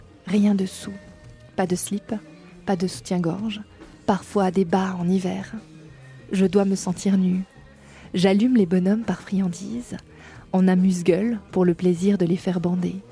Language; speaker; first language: French; native; French